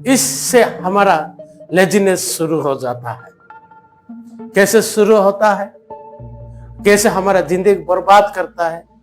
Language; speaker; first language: Hindi; non-native, local second language; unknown